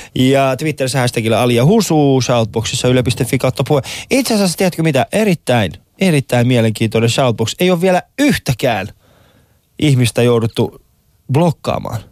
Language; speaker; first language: Finnish; non-native, fluent; Persian